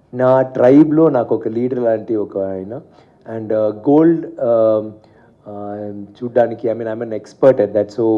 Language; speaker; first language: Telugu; non-native, learner; Tamil